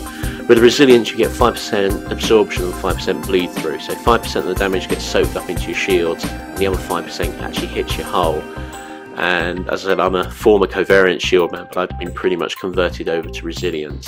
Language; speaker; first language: English; native; English